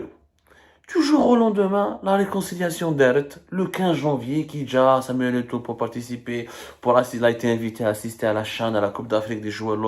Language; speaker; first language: French; non-native, local second language; Arabic